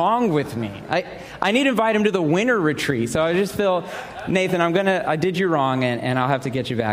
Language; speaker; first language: English; native; English